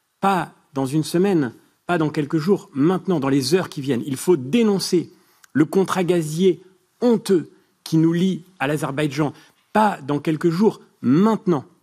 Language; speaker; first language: French; native; French